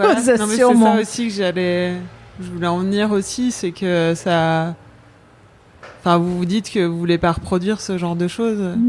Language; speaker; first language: French; native; French